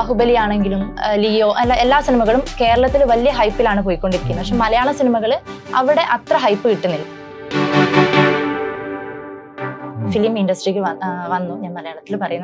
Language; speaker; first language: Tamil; non-native, learner; Malayalam